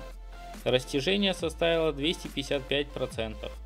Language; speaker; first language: Russian; native; Russian